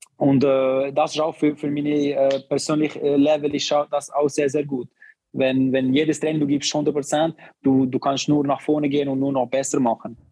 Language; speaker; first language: German; non-native, learner; Albanian